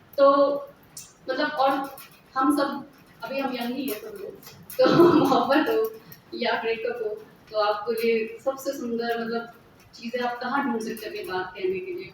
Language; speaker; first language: Hindi; native; Hindi